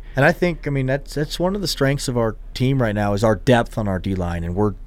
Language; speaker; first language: English; native; English